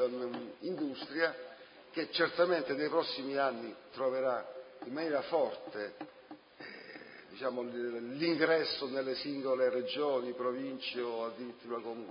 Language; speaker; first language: Italian; native; Italian